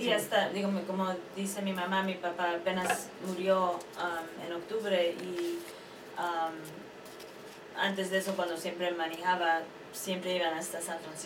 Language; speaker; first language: Spanish; early bilingual, heritage; Spanish